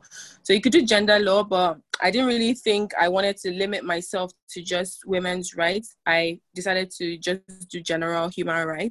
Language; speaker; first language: English; non-native, local second language; Igbo